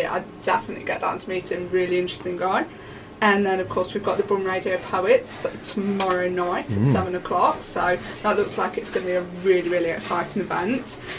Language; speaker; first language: English; native; English